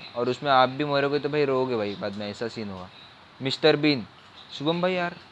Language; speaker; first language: Hindi; non-native, local second language; Marathi